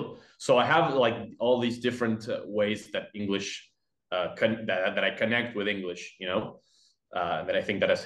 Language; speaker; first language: English; non-native, fluent; Spanish